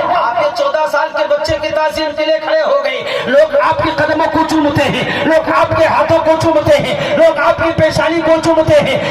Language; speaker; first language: Urdu; native; Urdu